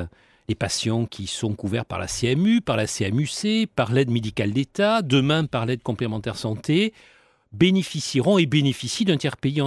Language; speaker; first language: French; native; French